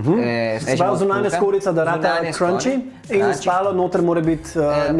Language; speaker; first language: Slovenian; native; Slovenian